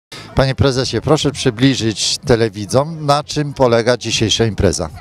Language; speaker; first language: Polish; native; Polish